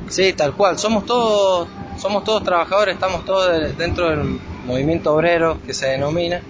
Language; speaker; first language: Spanish; native; Spanish